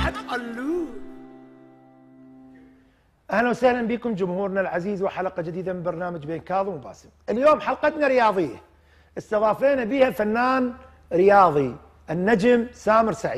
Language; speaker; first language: Arabic; native; Arabic